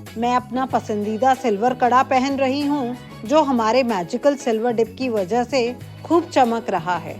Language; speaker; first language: Hindi; non-native, local second language; Bangla